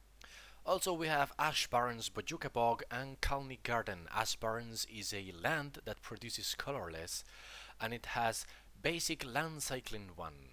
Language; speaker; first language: English; non-native, fluent; Spanish